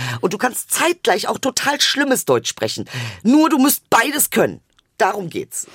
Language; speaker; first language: German; early bilingual, other home language; Turkish